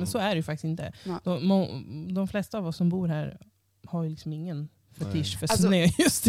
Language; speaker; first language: Swedish; native; Swedish